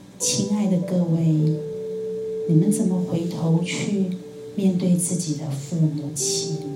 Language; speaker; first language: Chinese; native; Chinese